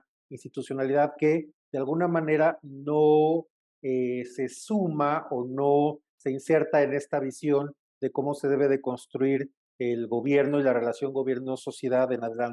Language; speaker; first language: Spanish; native; Spanish